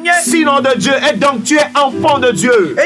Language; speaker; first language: French; non-native, local second language; Ewe